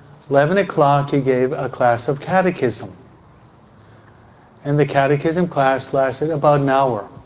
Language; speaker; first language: English; native; English